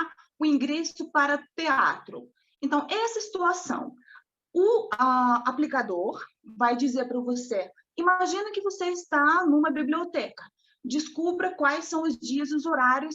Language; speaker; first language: Portuguese; non-native, fluent; Russian